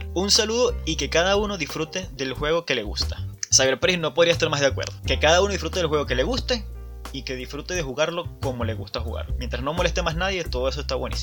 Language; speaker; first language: Spanish; native; Spanish